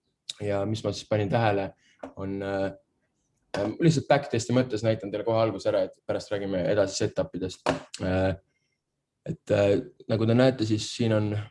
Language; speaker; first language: Estonian; native; Estonian